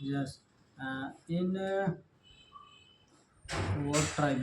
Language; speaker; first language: English; non-native, learner; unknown